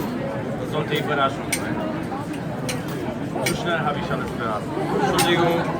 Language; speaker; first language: German; non-native, fluent; Polish